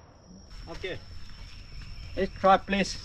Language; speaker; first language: English; non-native, learner; Vietnamese